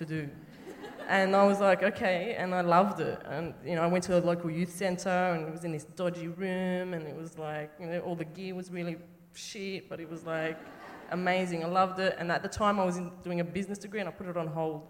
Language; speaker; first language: English; native; English